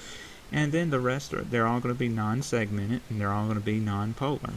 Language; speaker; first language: English; native; English